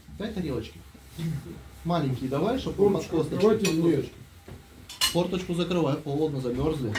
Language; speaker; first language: Russian; native; Russian